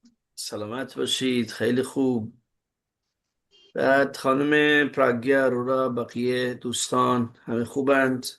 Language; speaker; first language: Persian; non-native, fluent; Hindi